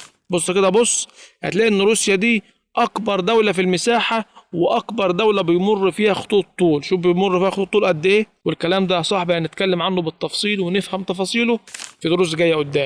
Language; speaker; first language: Arabic; native; Arabic